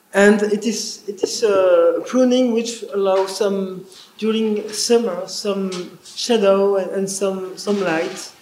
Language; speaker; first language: English; non-native, learner; French